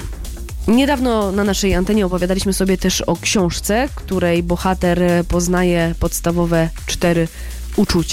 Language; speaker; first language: Polish; native; Polish